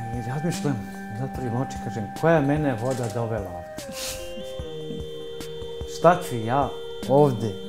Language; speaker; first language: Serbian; early bilingual, other home language; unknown